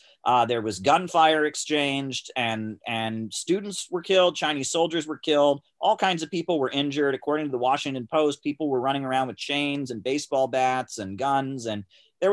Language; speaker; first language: English; native; English